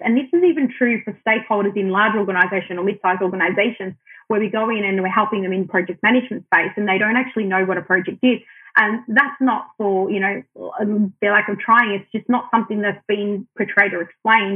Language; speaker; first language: English; non-native, local second language; Arabic